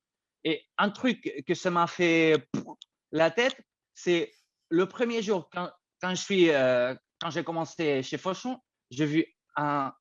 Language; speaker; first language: French; non-native, fluent; Spanish